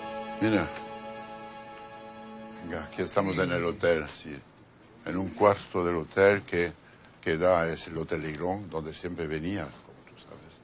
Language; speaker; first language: Spanish; non-native, fluent; French